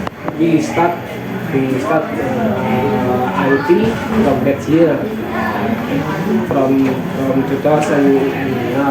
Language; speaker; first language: English; non-native, learner; Indonesian